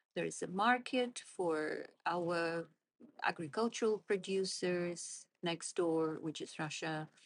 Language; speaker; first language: English; non-native, fluent; Azerbaijani